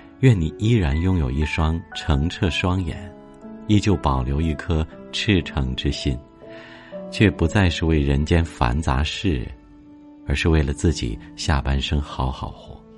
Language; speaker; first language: Chinese; native; Chinese